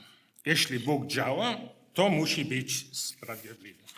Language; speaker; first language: Polish; non-native, learner; English